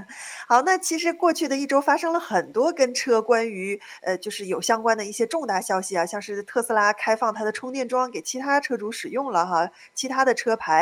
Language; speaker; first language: Chinese; native; Chinese